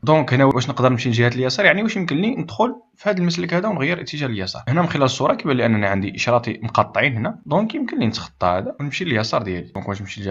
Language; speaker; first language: Arabic; native; Arabic